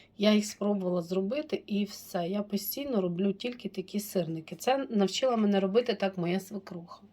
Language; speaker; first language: Ukrainian; native; Ukrainian